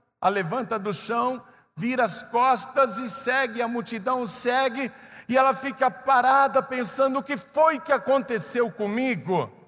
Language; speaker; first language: Portuguese; native; Portuguese